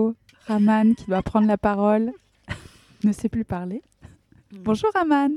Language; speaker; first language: French; native; French